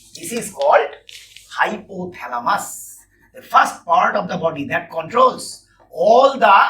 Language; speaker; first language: English; non-native, local second language; Bangla